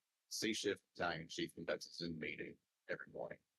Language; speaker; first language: English; native; English